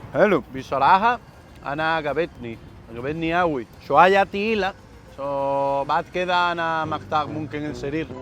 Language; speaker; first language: Arabic; non-native, learner; Spanish